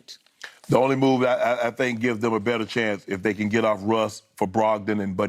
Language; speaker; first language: English; native; English